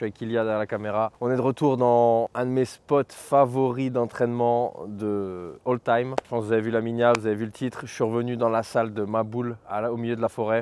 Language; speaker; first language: French; native; French